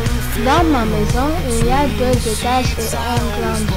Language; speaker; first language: French; non-native, learner; English